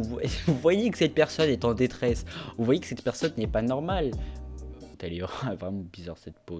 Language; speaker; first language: French; native; French